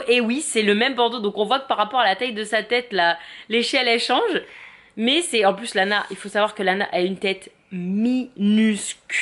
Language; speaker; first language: French; native; French